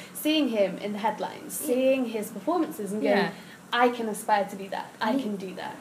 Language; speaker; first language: English; native; English